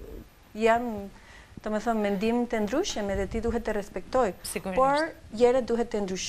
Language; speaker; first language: Albanian; non-native, learner; Spanish